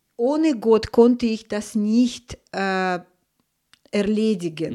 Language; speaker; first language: German; non-native, fluent; Russian